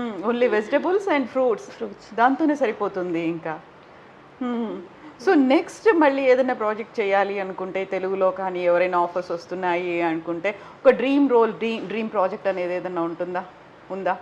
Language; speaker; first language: Telugu; native; Telugu